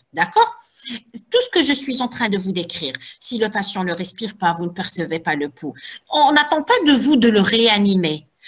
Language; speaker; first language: French; non-native, local second language; Arabic